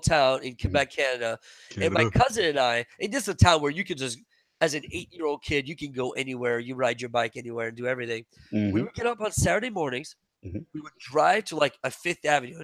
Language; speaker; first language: English; non-native, fluent; French